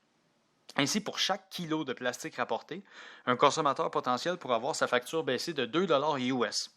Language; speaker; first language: French; native; French